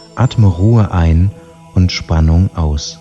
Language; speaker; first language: German; native; German